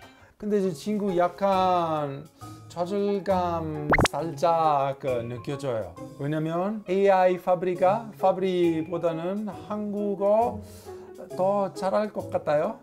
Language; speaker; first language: Korean; non-native, learner; Italian